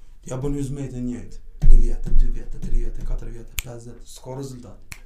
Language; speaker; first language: Albanian; native; Albanian